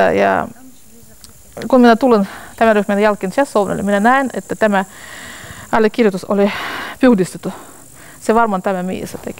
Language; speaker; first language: Finnish; non-native, learner; Russian